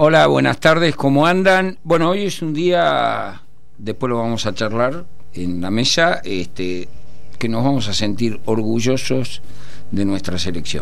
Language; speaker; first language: Spanish; native; Spanish